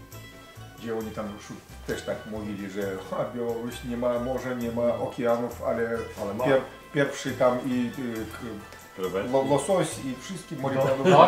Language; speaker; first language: Polish; non-native, learner; Russian